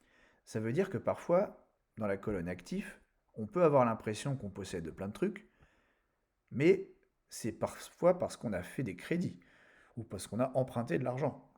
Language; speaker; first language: French; native; French